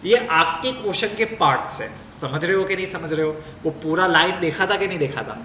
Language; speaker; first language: Hindi; non-native, local second language; Gujarati